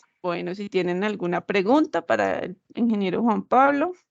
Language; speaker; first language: Spanish; native; Spanish